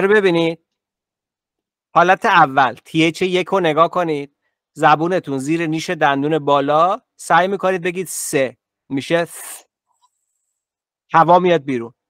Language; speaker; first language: Persian; native; Persian